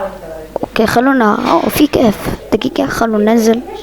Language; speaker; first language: Arabic; native; Arabic